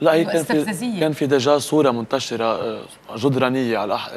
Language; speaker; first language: Arabic; native; Arabic